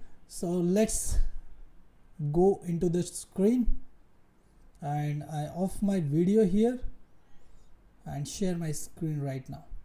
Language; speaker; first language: English; non-native, local second language; Hindi